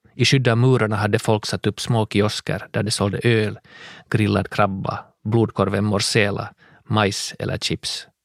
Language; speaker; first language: Swedish; native; Swedish